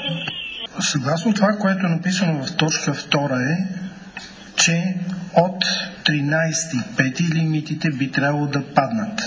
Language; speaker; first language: Bulgarian; native; Bulgarian